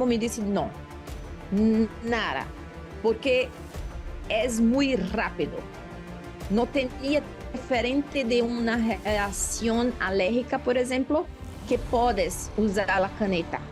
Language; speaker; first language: Spanish; non-native, learner; Portuguese